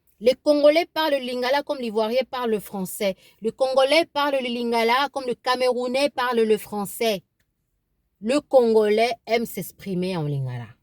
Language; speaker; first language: French; non-native, local second language; Lingala